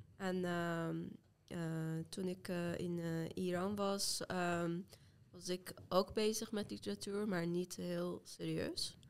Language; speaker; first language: Dutch; non-native, fluent; Azerbaijani